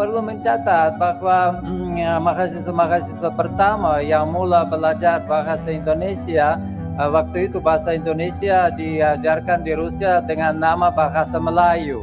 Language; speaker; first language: Indonesian; non-native, fluent; Russian